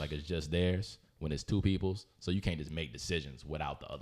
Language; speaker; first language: English; native; English